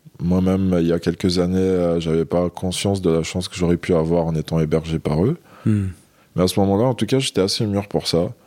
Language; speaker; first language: French; non-native, local second language; Arabic